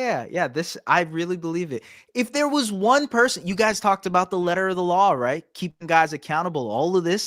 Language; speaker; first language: English; native; English